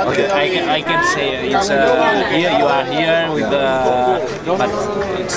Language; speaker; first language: English; non-native, learner; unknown